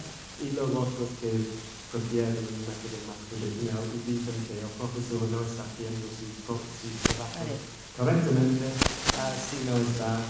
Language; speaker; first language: Spanish; non-native, fluent; English